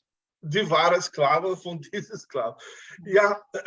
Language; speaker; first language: German; non-native, fluent; Portuguese